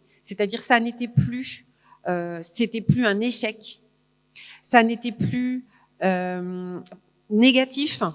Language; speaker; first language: French; native; French